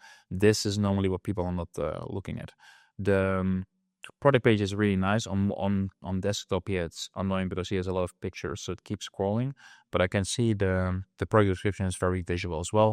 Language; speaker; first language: English; non-native, fluent; Dutch